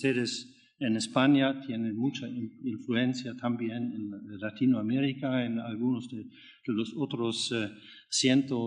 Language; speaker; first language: Spanish; non-native, learner; German